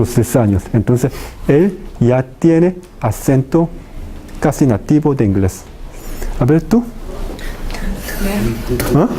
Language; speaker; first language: Spanish; non-native, fluent; Korean